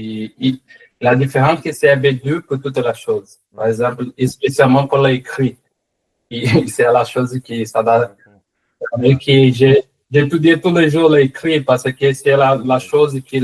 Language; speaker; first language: French; non-native, learner; Portuguese